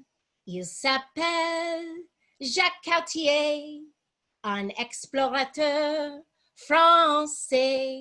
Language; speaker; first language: French; non-native, fluent; English